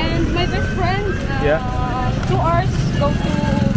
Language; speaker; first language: English; non-native, learner; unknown